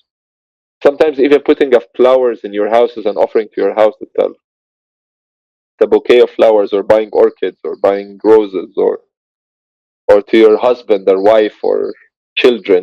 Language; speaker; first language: English; non-native, fluent; Arabic